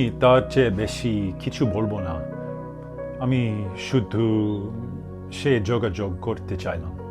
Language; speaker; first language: Bangla; non-native, learner; English